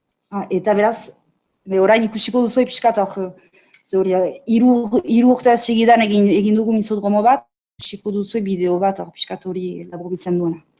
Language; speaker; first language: Basque; native; Basque